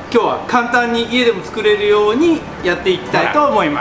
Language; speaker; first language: Japanese; native; Japanese